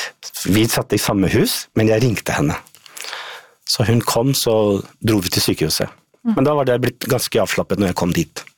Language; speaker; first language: Norwegian; non-native, fluent; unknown